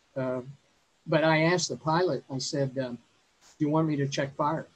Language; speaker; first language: English; native; English